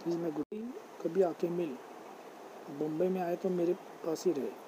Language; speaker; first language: Hindi; non-native, local second language; Marathi